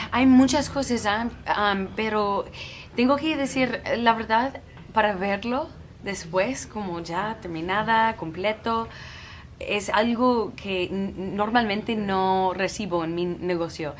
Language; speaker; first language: Spanish; non-native, fluent; English